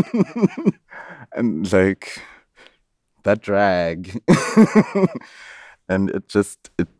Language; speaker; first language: English; non-native, local second language; Zulu